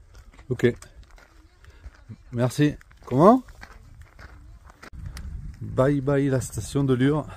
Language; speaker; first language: French; native; French